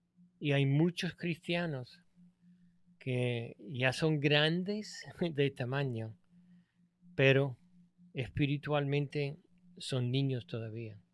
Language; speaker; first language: Spanish; non-native, fluent; English